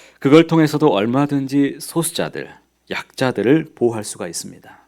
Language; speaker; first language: Korean; native; Korean